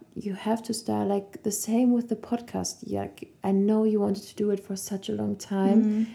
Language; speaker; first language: English; non-native, fluent; German